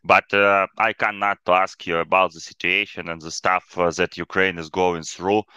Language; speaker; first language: English; non-native, fluent; Ukrainian